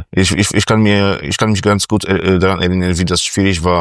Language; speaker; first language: German; non-native, fluent; Polish